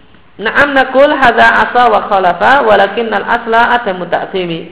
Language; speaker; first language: Arabic; non-native, fluent; Indonesian